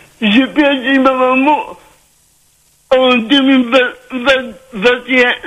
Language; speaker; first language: French; non-native, local second language; Réunion Creole French